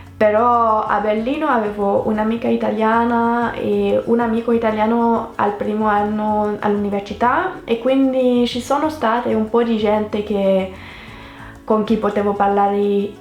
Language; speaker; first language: Italian; non-native, fluent; French